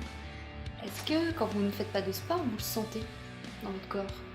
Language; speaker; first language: French; native; French